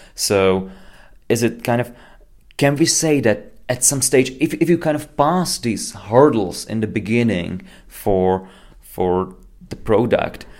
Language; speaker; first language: English; non-native, fluent; Slovak